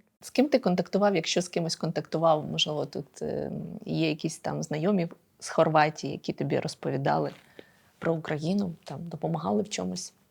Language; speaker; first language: Ukrainian; native; Ukrainian